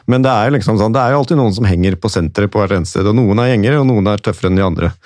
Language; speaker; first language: Norwegian; native; Norwegian